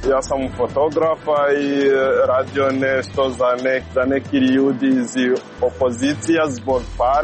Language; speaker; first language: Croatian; non-native, learner; Rundi